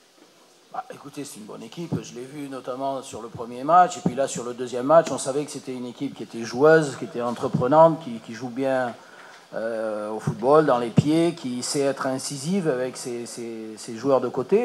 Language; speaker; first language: French; native; French